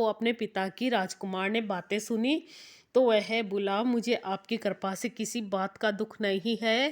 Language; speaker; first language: Hindi; native; Hindi